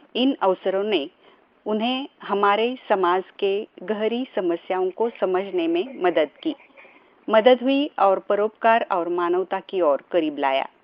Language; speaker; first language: Hindi; non-native, local second language; Marathi